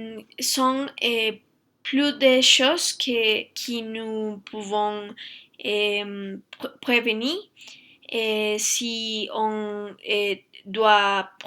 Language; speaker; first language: French; non-native, learner; Spanish